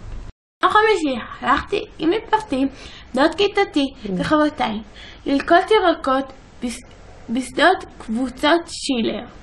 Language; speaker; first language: Hebrew; early bilingual, other home language; English